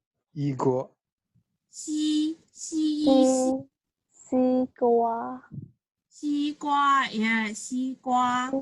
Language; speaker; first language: Chinese; non-native, fluent; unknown